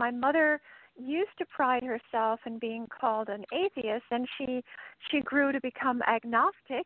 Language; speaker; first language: English; native; English